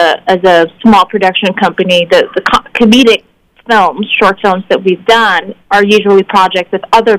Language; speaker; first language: English; non-native, local second language; Filipino